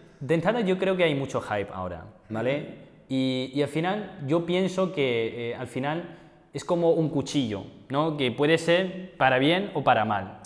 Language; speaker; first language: Spanish; non-native, fluent; Chinese